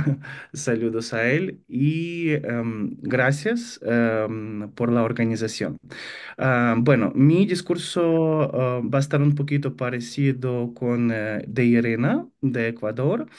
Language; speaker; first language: Spanish; non-native, fluent; Ukrainian